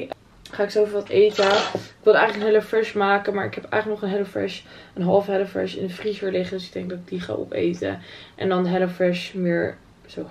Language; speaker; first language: Dutch; native; Dutch